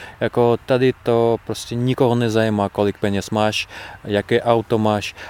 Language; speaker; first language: Czech; non-native, fluent; Russian